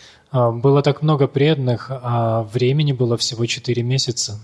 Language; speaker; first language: Russian; native; Russian